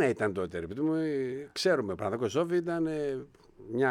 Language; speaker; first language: Greek; native; Greek